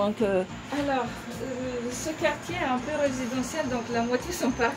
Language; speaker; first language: French; non-native, fluent; Italian